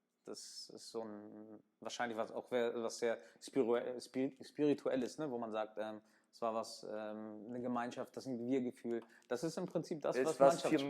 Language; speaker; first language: German; native; German